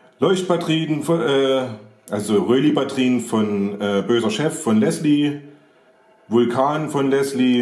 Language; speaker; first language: German; native; German